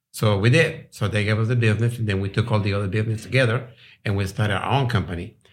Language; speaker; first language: English; non-native, fluent; Spanish